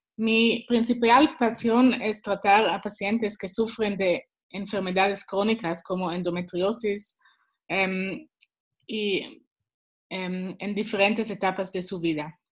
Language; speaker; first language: Spanish; non-native, learner; Swiss German